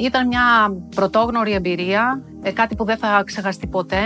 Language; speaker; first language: Greek; native; Greek